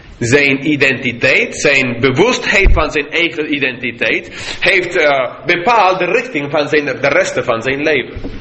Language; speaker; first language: Dutch; non-native, fluent; English